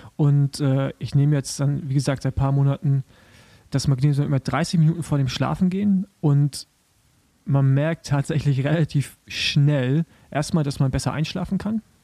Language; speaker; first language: German; native; German